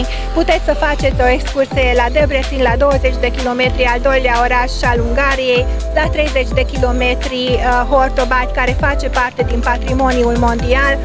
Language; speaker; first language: Romanian; non-native, fluent; Hungarian